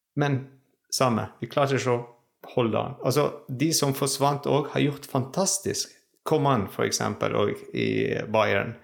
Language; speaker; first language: Norwegian; non-native, fluent; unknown